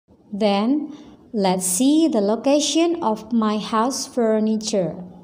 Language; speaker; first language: English; non-native, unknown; Indonesian